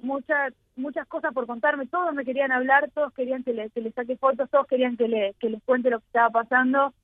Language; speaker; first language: Spanish; native; Spanish